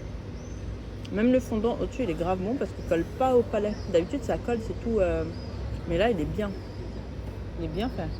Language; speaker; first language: French; native; French